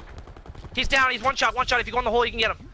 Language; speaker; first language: English; native; English